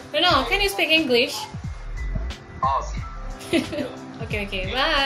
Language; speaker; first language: English; non-native, learner; Indonesian